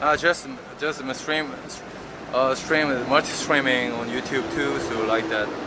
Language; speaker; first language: English; non-native, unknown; Korean